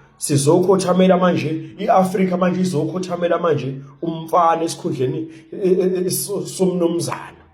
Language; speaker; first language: Zulu; native; Zulu